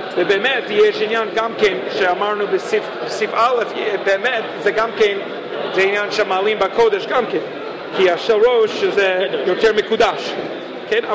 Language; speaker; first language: Hebrew; non-native, fluent; English